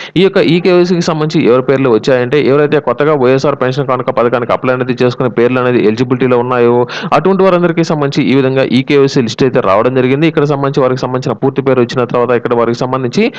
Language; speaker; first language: Telugu; native; Telugu